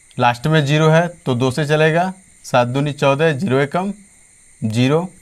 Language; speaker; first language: Hindi; native; Hindi